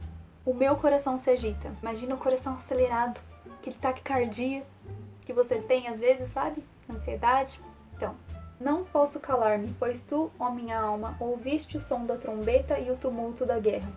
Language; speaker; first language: Portuguese; native; Portuguese